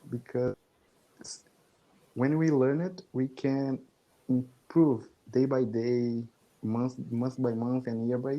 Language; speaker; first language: English; non-native, fluent; Portuguese